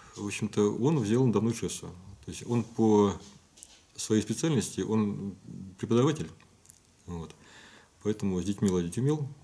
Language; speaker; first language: Russian; native; Russian